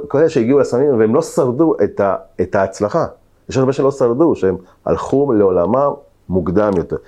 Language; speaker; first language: Hebrew; early bilingual, other home language; Spanish